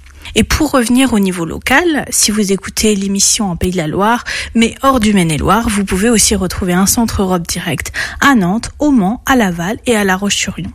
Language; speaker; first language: French; native; French